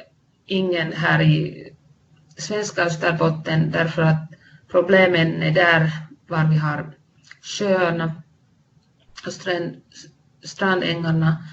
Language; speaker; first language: Swedish; non-native, fluent; Finnish